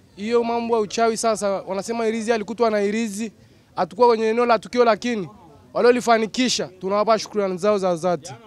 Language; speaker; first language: Swahili; native; Swahili